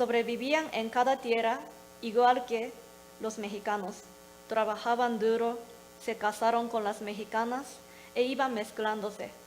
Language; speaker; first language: Spanish; non-native, learner; Japanese